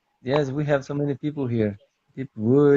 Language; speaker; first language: English; non-native, fluent; Portuguese